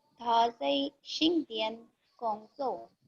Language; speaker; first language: Chinese; non-native, learner; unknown